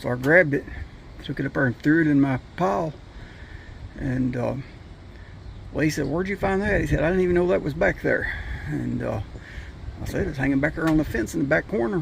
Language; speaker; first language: English; native; English